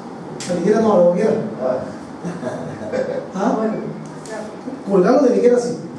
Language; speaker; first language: Spanish; native; Spanish